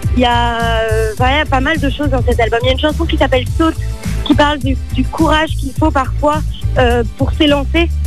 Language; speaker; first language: French; native; French